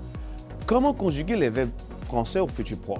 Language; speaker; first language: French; non-native, fluent; Spanish